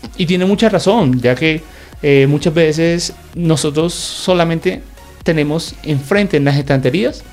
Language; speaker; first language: Spanish; native; Spanish